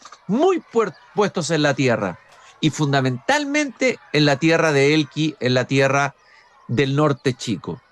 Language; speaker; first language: Spanish; native; Spanish